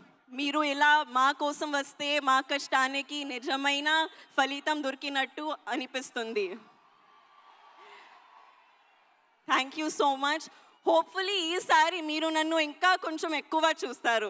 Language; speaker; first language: Telugu; non-native, learner; Hindi